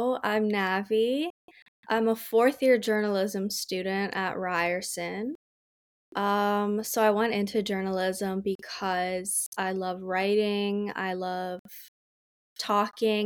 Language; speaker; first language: English; native; English